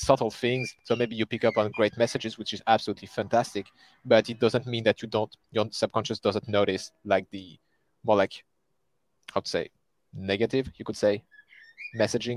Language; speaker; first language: English; non-native, fluent; French